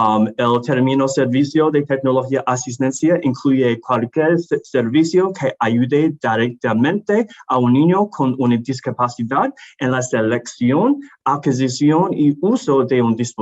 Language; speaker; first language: Spanish; non-native, learner; English